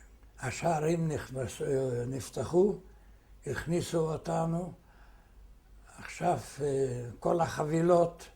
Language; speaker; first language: Hebrew; non-native, fluent; Yiddish